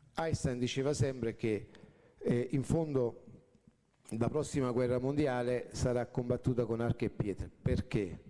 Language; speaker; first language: Italian; native; Italian